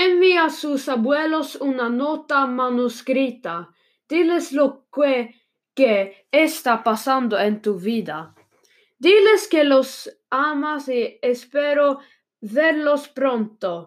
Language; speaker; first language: Spanish; non-native, learner; Swedish